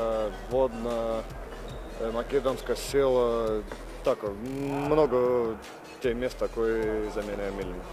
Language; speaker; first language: Macedonian; non-native, fluent; Russian